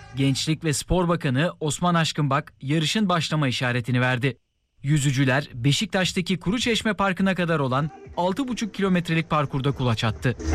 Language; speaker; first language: Turkish; native; Turkish